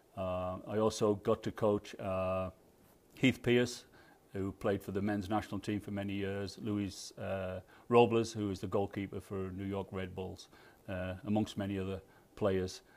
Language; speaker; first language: English; native; English